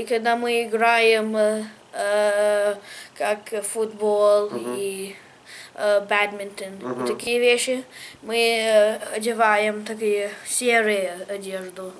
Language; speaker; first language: Russian; early bilingual, heritage; English